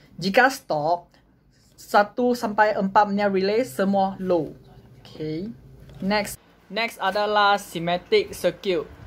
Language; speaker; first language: Malay; non-native, local second language; Chinese